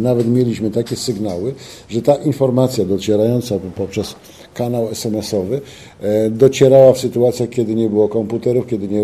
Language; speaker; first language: Polish; native; Polish